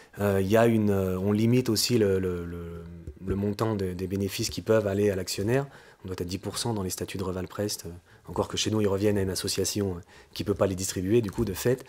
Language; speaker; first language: French; native; French